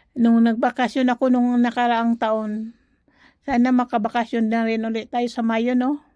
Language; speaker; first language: Filipino; non-native, local second language; Cebuano